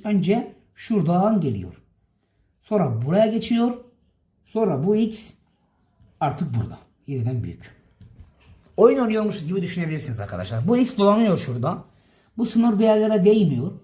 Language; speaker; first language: Turkish; native; Turkish